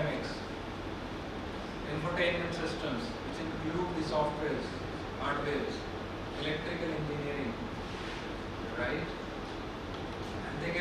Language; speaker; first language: English; non-native, local second language; Hindi